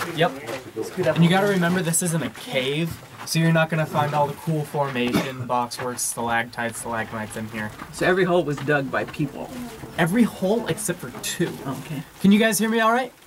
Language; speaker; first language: English; native; English